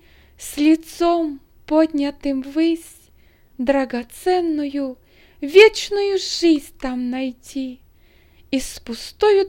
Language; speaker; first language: Russian; native; Russian